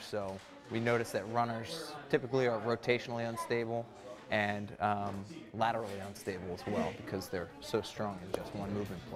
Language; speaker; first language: English; native; English